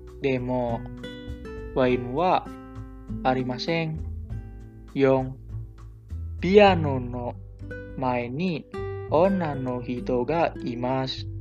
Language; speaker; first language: Japanese; non-native, learner; Indonesian